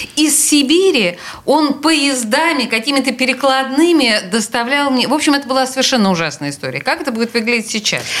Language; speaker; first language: Russian; native; Russian